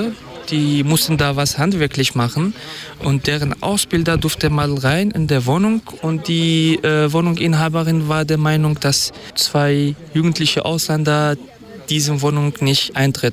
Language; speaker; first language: German; non-native, fluent; Kurdish